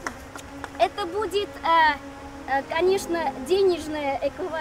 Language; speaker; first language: Russian; non-native, fluent; Armenian